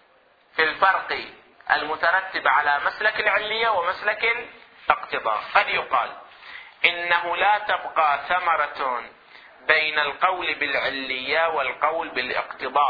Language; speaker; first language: Arabic; native; Arabic